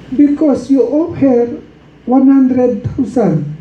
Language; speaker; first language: English; non-native, local second language; Filipino